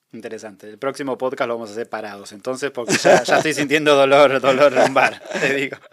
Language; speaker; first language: Spanish; native; Spanish